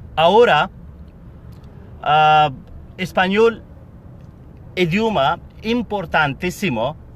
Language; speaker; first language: Spanish; non-native, learner; Pashto